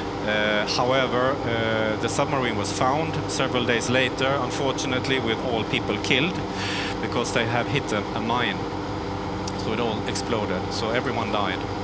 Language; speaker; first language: English; non-native, fluent; Swedish